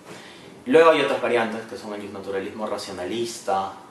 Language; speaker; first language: Spanish; native; Spanish